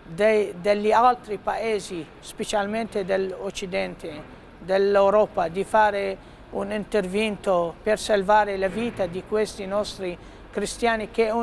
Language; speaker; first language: Italian; non-native, fluent; Arabic